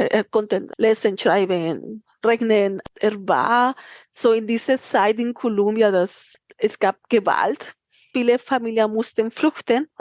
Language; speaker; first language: German; non-native, fluent; Spanish